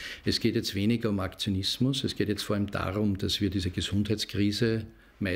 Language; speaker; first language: German; native; German